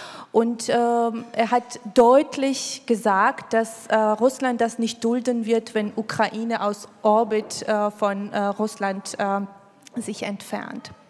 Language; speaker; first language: German; non-native, fluent; Georgian